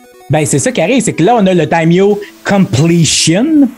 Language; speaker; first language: French; native; French